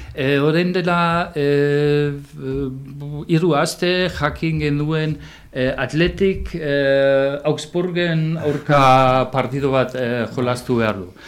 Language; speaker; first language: Basque; non-native, fluent; German